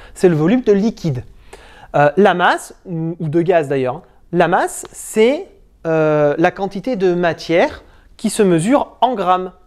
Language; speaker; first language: French; native; French